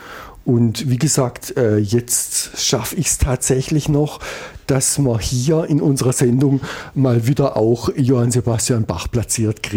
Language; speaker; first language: German; native; German